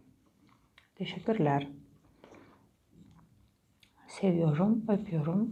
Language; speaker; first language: Turkish; non-native, fluent; Russian